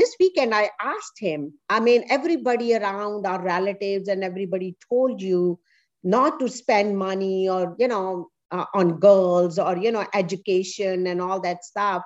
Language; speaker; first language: English; non-native, local second language; Punjabi